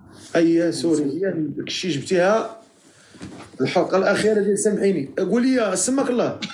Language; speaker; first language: Arabic; native; Arabic